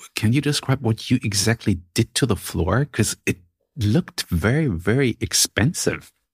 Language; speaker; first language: English; non-native, fluent; German